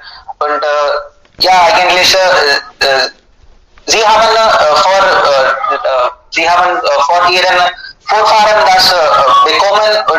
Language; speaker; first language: German; non-native, learner; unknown